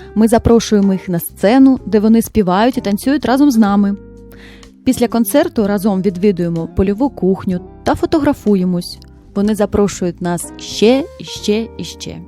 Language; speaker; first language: Ukrainian; native; Ukrainian